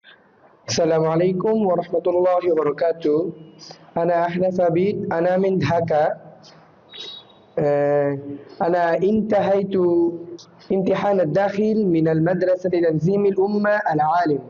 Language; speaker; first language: Arabic; non-native, learner; Bangla